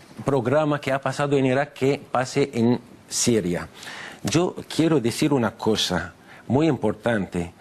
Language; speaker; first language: Spanish; non-native, fluent; Arabic